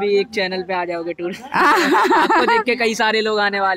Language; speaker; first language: Hindi; native; Hindi